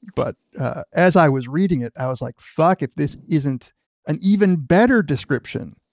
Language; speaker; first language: English; native; English